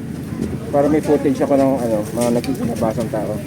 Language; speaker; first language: Filipino; non-native, local second language; Hiligaynon